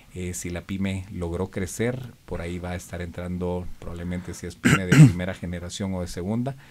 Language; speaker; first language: Spanish; native; Spanish